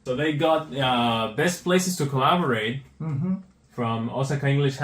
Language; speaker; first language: English; non-native, fluent; Spanish